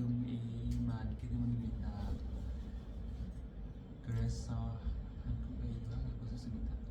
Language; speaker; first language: Korean; non-native, learner; Vietnamese